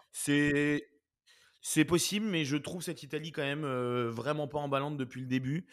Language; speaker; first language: French; native; French